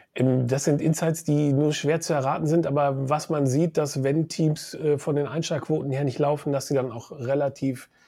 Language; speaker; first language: German; native; German